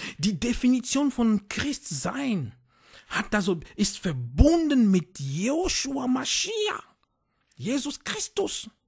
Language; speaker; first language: German; non-native, fluent; French